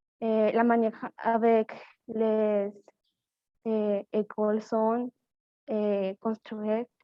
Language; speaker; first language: French; non-native, learner; Spanish